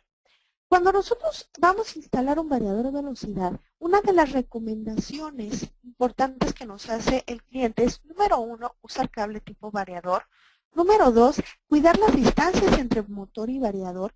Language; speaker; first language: Spanish; native; Spanish